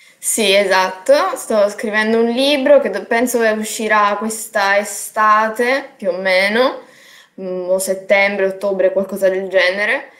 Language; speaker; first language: Italian; native; Italian